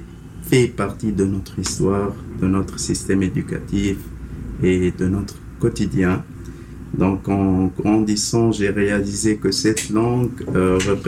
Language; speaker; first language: French; non-native, local second language; Arabic